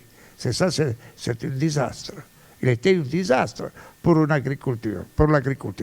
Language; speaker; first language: French; non-native, fluent; Italian